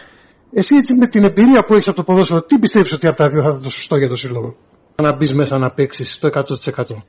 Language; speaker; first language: Greek; native; Greek